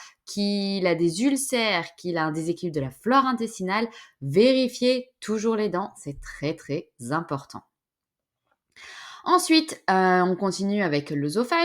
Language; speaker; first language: French; native; French